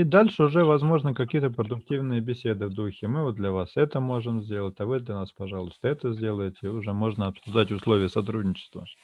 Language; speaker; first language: Russian; native; Russian